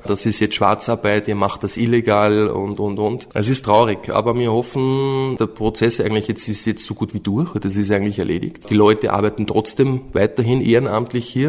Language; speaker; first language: German; native; German